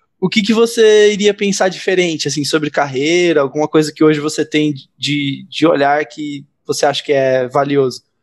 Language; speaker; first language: Portuguese; native; Portuguese